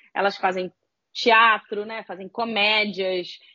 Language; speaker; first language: Portuguese; native; Portuguese